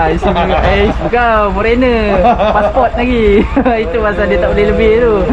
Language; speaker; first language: Malay; native; Malay